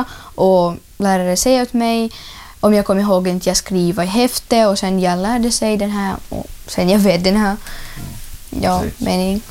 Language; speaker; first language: Swedish; non-native, learner; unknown